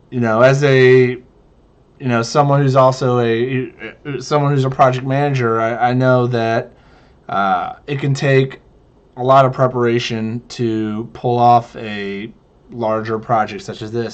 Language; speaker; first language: English; native; English